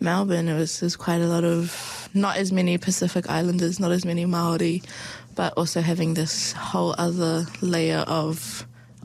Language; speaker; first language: English; native; English